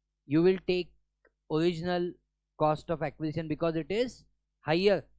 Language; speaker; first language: English; non-native, local second language; Hindi